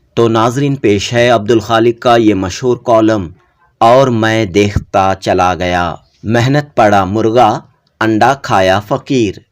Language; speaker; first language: Urdu; native; Urdu